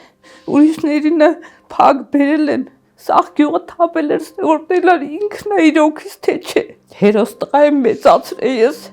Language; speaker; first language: Armenian; native; Armenian